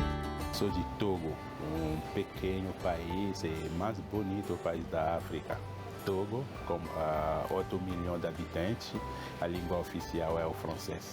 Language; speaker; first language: Portuguese; non-native, fluent; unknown